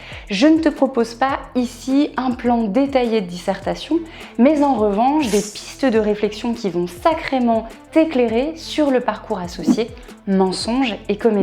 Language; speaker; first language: French; native; French